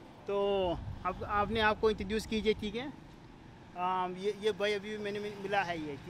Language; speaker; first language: Hindi; non-native, learner; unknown